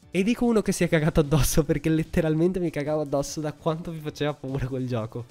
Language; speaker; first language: Italian; early bilingual, heritage; Italian